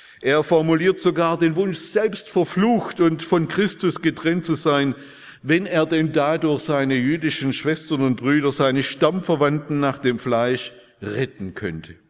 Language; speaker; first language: German; native; German